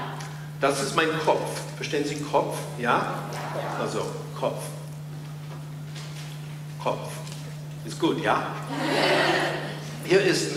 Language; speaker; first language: German; non-native, fluent; English